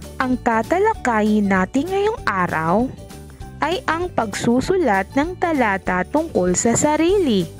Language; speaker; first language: Filipino; non-native, local second language; Maranao